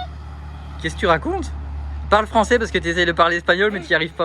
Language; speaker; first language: French; native; French